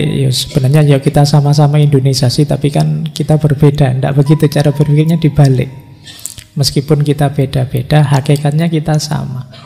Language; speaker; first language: Indonesian; non-native, local second language; Javanese